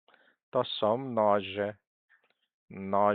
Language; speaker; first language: Polish; non-native, fluent; Portuguese